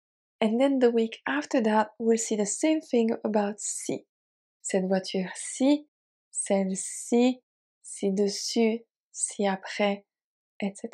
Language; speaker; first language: French; native; French